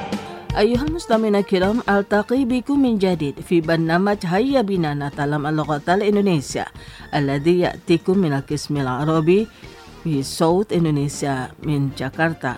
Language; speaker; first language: Arabic; non-native, fluent; Indonesian